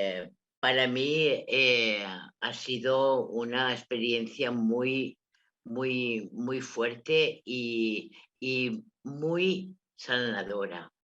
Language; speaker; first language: Spanish; non-native, local second language; Catalan